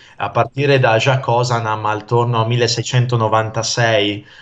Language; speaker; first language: Italian; native; Italian